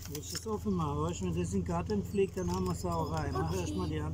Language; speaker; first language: German; native; German